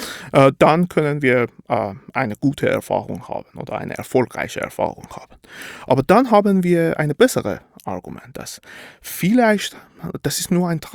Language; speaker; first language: German; non-native, fluent; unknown